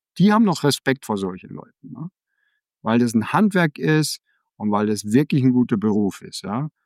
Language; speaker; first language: German; early bilingual, other home language; Danish